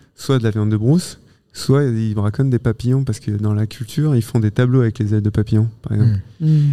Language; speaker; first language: French; native; French